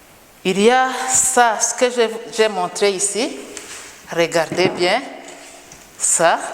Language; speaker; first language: French; non-native, local second language; Kinyarwanda